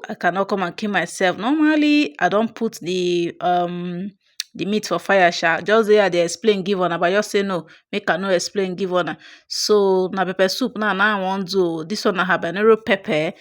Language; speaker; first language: Nigerian Pidgin; non-native, local second language; Igbo